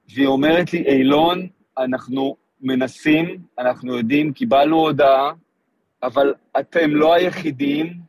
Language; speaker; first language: Hebrew; native; Hebrew